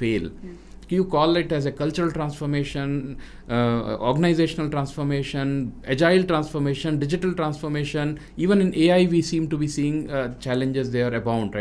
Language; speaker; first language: English; non-native, local second language; Hindi